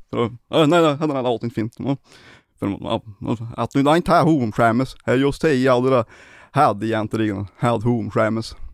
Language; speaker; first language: Swedish; native; Swedish